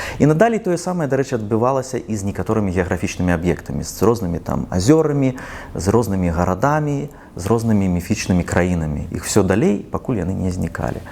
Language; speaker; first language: Belarusian; non-native, local second language; Russian